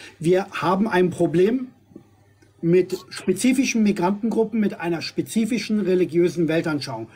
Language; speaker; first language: German; non-native, fluent; Kurdish